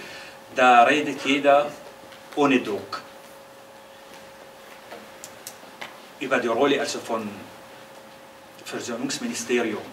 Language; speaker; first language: German; non-native, fluent; Arabic